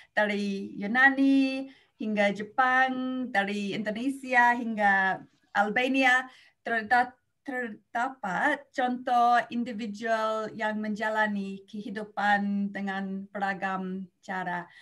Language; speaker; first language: Indonesian; non-native, fluent; English